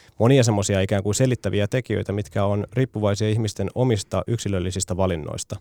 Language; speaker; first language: Finnish; native; Finnish